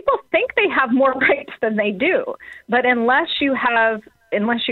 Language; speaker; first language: English; native; English